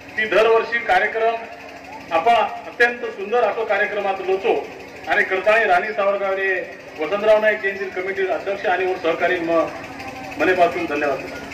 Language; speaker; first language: Marathi; non-native, local second language; Lambadi